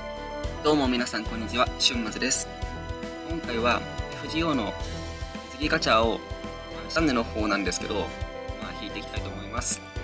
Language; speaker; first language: Japanese; native; Japanese